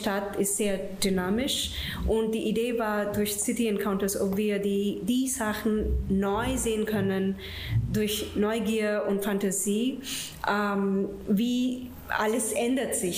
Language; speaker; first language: German; non-native, fluent; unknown